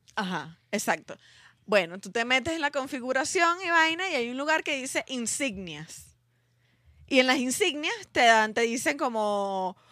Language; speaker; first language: Spanish; native; Spanish